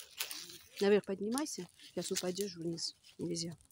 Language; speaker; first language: Russian; non-native, learner; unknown